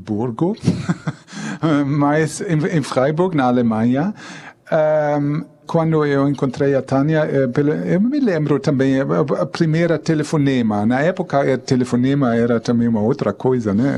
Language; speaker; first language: Portuguese; non-native, fluent; German